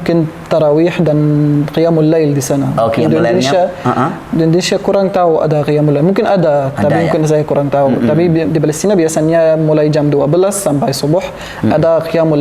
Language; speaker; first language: Indonesian; non-native, learner; Arabic